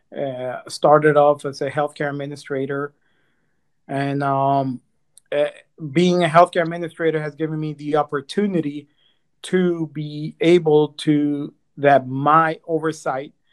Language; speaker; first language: English; early bilingual, other home language; Spanish